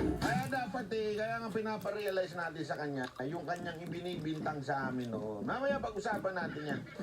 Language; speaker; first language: Filipino; native; Filipino